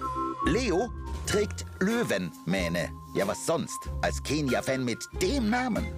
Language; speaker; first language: German; native; German